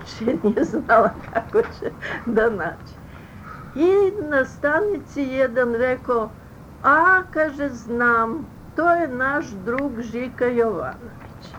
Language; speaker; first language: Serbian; early bilingual, other home language; Russian